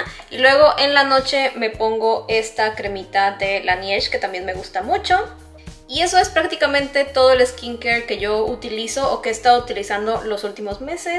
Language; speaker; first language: Spanish; native; Spanish